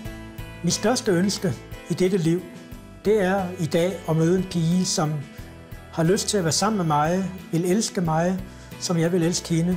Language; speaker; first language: Danish; native; Danish